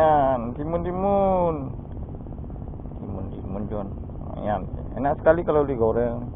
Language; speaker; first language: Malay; non-native, local second language; Balinese